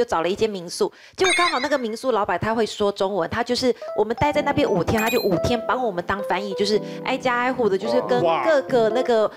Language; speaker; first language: Chinese; native; Chinese